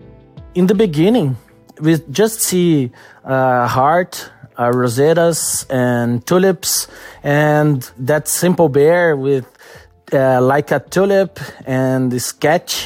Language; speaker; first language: English; non-native, learner; Portuguese